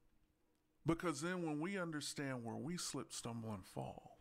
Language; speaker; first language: English; native; English